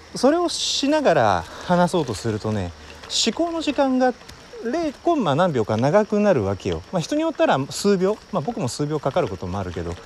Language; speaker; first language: Japanese; native; Japanese